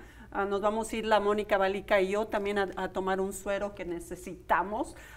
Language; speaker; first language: Spanish; native; Spanish